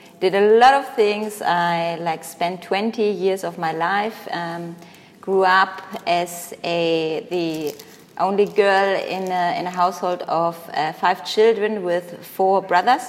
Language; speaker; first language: English; non-native, fluent; Greek